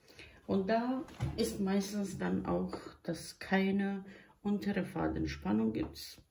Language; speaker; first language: German; non-native, local second language; Bosnian